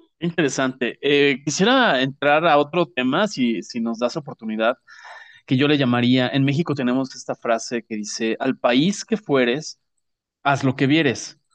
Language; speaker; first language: Spanish; native; Spanish